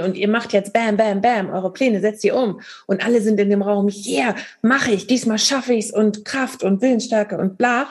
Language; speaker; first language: German; native; German